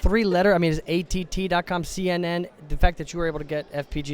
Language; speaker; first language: English; native; English